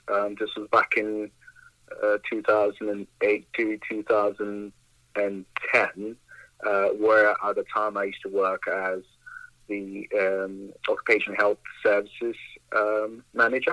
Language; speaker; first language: English; non-native, local second language; Akan